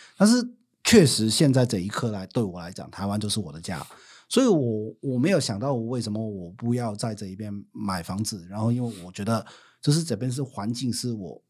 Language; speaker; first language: Chinese; non-native, fluent; Cantonese